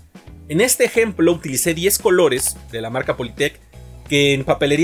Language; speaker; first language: Spanish; native; Spanish